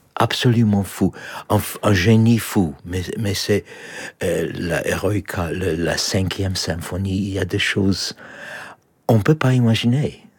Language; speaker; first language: French; non-native, fluent; English